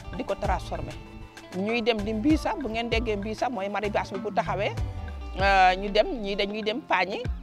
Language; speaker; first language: Wolof; non-native, local second language; Serer